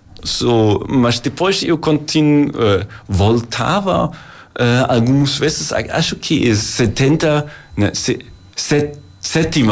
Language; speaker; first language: Portuguese; non-native, learner; German